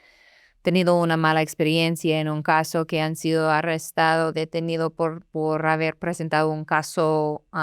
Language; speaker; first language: Spanish; non-native, fluent; English